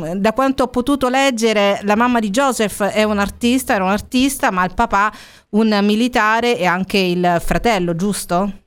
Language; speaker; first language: Italian; native; Italian